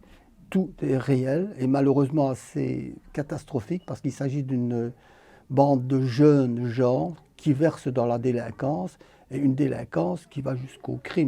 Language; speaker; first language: French; native; French